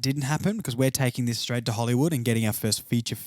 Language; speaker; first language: English; native; English